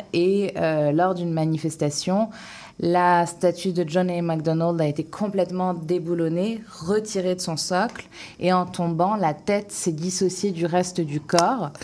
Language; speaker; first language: French; native; French